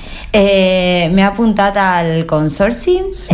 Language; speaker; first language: Catalan; non-native, learner; Spanish